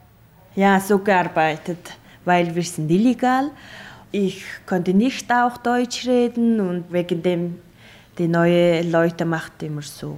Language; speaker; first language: German; non-native, learner; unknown